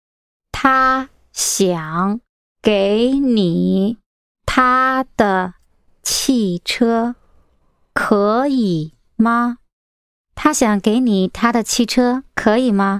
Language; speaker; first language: Chinese; non-native, learner; English